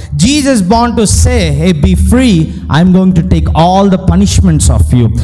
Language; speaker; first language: English; non-native, local second language; Telugu